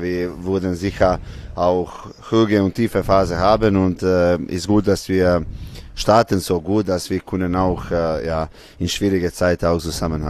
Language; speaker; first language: German; non-native, fluent; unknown